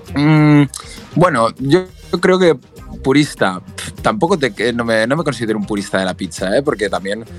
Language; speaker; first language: Spanish; native; Spanish